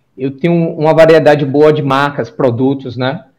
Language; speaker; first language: Portuguese; native; Portuguese